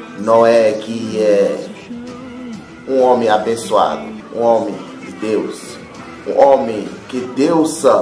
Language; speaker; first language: Portuguese; non-native, learner; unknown